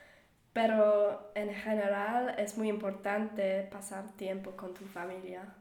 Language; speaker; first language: Spanish; non-native, learner; English